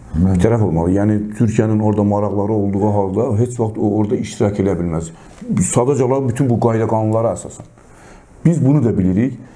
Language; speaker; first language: Azerbaijani; non-native, local second language; Talysh